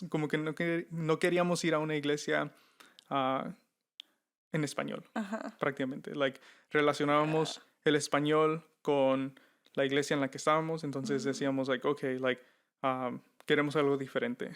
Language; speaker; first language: Spanish; early bilingual, heritage; Spanish